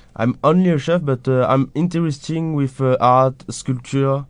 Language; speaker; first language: English; non-native, learner; French